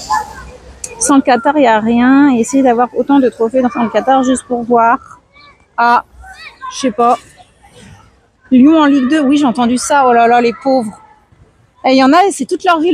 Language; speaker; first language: French; native; French